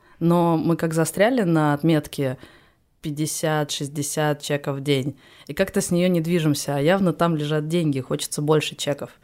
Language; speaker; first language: Russian; native; Russian